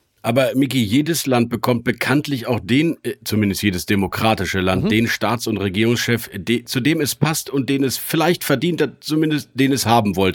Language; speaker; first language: German; native; German